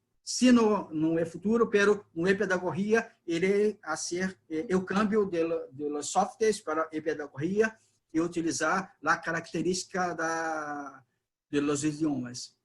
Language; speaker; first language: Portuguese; non-native, learner; Spanish